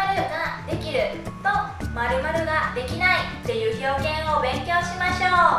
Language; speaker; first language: Japanese; non-native, fluent; Thai